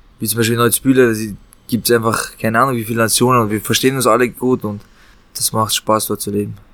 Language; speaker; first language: German; early bilingual, other home language; Chechen